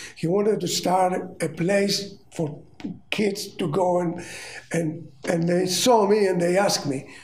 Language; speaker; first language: English; non-native, fluent; Greek